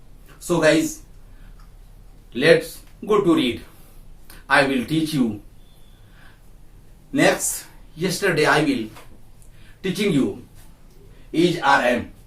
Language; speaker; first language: English; non-native, learner; Hindi